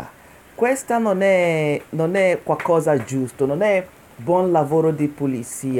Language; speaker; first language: Italian; non-native, learner; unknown